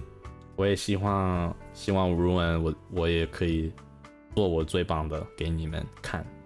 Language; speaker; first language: Chinese; non-native, learner; English